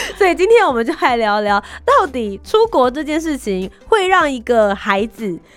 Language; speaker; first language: Chinese; native; Chinese